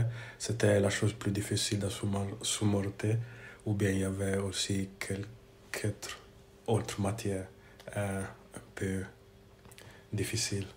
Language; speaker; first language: French; non-native, fluent; English